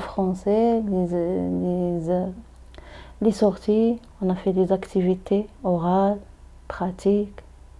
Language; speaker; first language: French; non-native, learner; Arabic